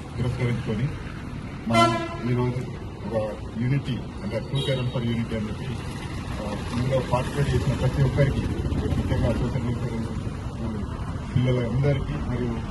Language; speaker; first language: Telugu; native; Telugu